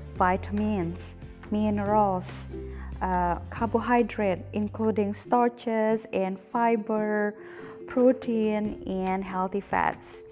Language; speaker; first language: English; non-native, fluent; Indonesian